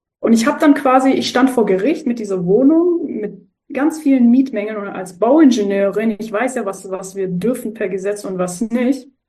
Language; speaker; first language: German; early bilingual, other home language; Turkish